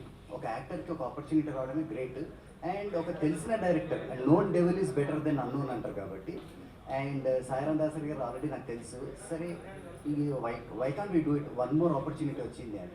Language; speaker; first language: Telugu; native; Telugu